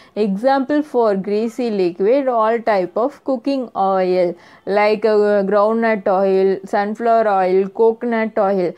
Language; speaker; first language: English; non-native, local second language; Tamil